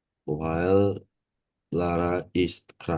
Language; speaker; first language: German; non-native, learner; Indonesian